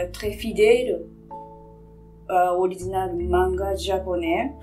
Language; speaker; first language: French; non-native, fluent; Japanese